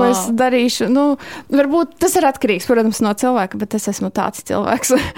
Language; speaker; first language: Latvian; non-native, local second language; Russian